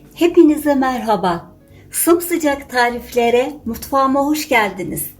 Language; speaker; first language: Turkish; native; Turkish